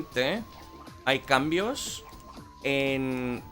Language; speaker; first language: Spanish; non-native, fluent; English